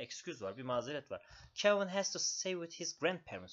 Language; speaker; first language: English; non-native, fluent; Turkish